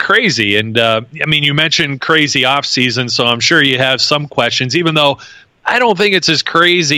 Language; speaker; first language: English; native; English